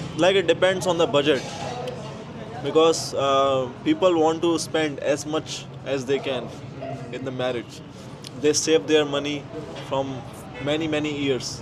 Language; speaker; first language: English; non-native, local second language; Hindi